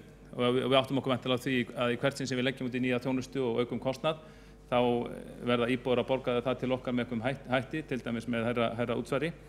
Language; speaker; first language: Icelandic; native; Icelandic